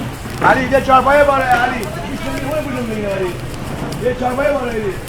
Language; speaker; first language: Persian; native; Persian